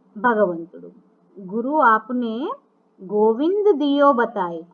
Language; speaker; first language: Hindi; non-native, local second language; Telugu